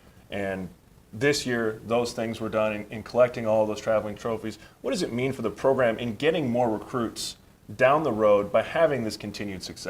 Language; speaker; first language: English; native; English